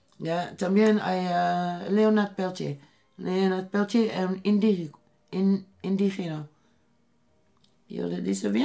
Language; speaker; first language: Spanish; non-native, learner; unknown